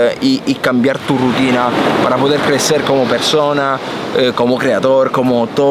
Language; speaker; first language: Spanish; non-native, fluent; Italian